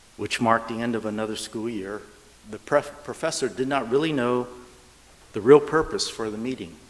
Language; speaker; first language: English; native; English